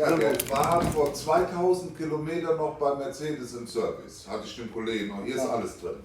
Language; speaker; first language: German; native; German